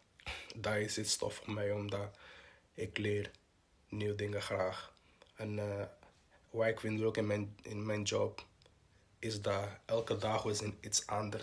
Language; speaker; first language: Dutch; non-native, local second language; Portuguese